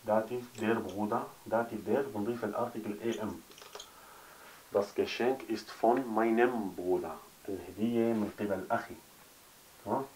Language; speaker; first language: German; non-native, fluent; Arabic